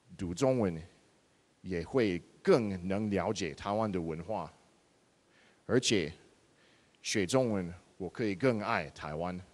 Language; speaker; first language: Chinese; non-native, fluent; English